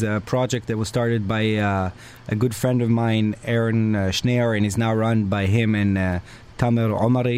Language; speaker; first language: English; non-native, fluent; Hebrew